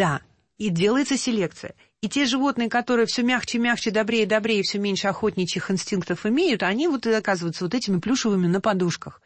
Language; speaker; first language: Russian; native; Russian